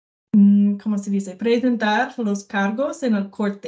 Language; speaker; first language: Spanish; non-native, learner; English